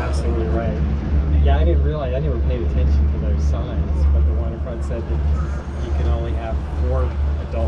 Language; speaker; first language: English; native; English